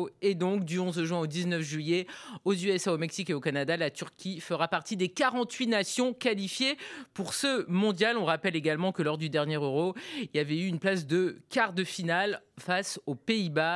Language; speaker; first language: French; native; French